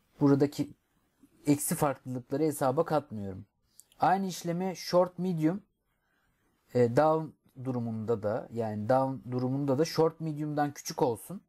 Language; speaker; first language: Turkish; native; Turkish